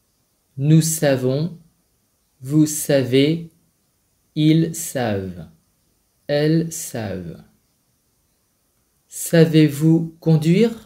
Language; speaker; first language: French; non-native, fluent; Vietnamese